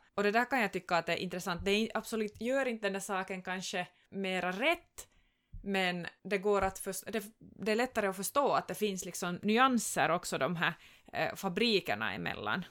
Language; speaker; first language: Swedish; native; Swedish